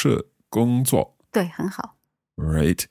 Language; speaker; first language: Chinese; non-native, learner; English